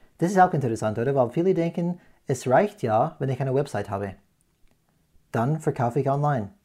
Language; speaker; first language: German; non-native, fluent; English